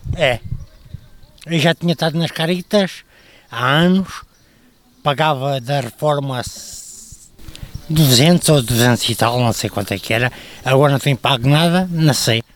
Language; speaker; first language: Portuguese; native; Portuguese